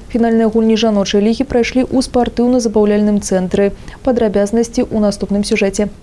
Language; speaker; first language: Belarusian; native; Belarusian